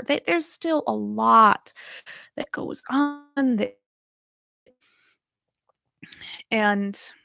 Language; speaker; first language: English; native; English